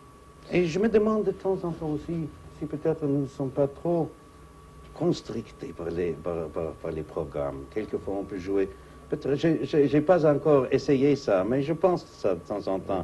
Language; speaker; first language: French; non-native, fluent; English